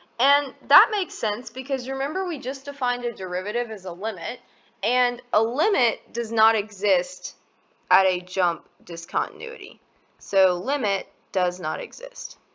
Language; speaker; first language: English; native; English